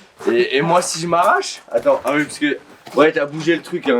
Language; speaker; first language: French; native; French